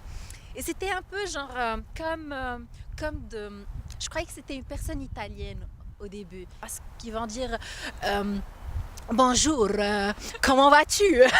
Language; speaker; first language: French; non-native, local second language; Arabic